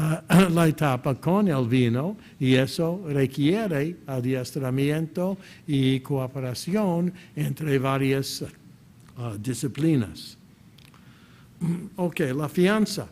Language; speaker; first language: Spanish; non-native, fluent; English